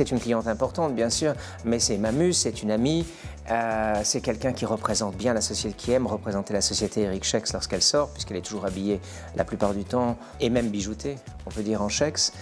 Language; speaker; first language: French; native; French